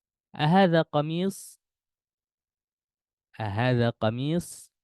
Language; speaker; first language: Arabic; non-native, fluent; Indonesian